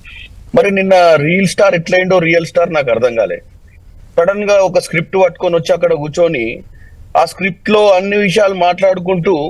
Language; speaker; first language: Telugu; native; Telugu